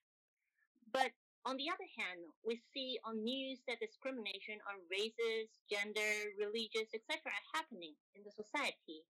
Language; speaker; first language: English; non-native, local second language; Cantonese